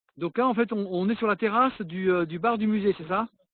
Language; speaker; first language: French; native; French